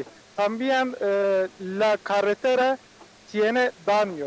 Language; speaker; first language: Spanish; non-native, fluent; Turkish